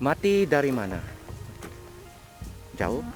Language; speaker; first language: Indonesian; non-native, learner; Filipino